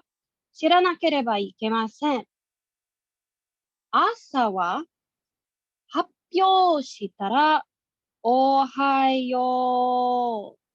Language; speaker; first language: Japanese; non-native, learner; English